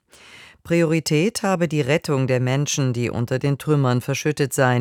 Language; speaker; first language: German; native; German